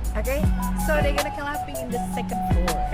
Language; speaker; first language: English; non-native, learner; Indonesian